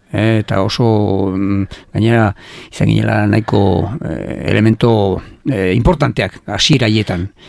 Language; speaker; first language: Basque; native; Basque